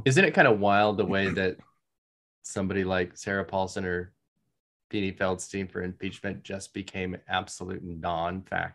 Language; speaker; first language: English; native; English